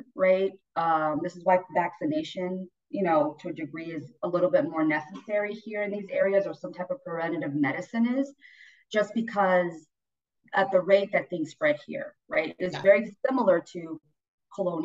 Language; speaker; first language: English; native; English